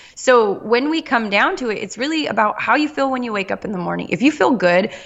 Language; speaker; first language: English; native; English